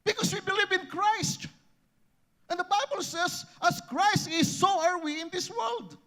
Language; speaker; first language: English; non-native, local second language; Filipino